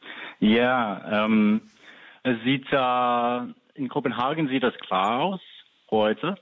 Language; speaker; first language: German; non-native, fluent; English